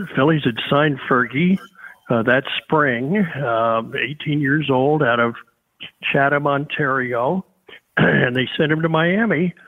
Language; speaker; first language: English; native; English